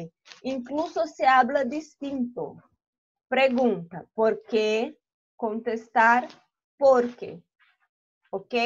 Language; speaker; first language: Spanish; non-native, fluent; Portuguese